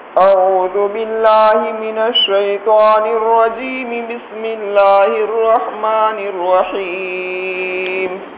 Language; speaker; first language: Urdu; native; Urdu